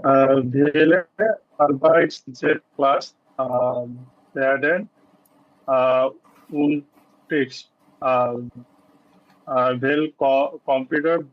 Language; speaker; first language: German; non-native, learner; Bangla